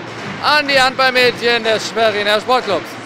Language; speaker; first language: German; native; German